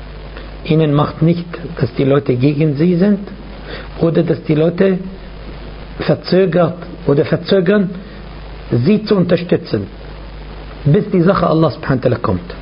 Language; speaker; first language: German; non-native, fluent; Arabic